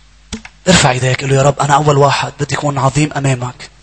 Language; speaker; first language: Arabic; native; Arabic